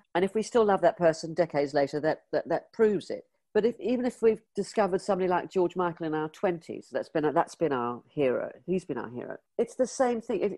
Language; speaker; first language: English; native; English